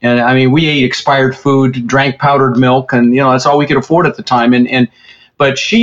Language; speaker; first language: English; early bilingual, other home language; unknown